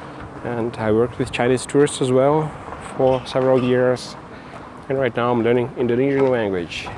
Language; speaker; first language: English; non-native, fluent; Russian